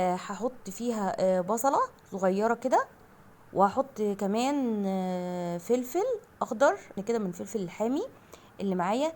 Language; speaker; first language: Arabic; native; Arabic